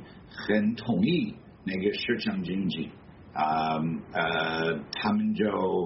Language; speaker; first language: Chinese; non-native, fluent; English